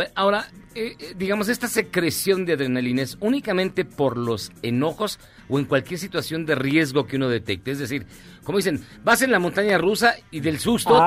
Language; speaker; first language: Spanish; native; Spanish